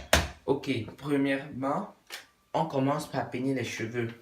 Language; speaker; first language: French; non-native, local second language; English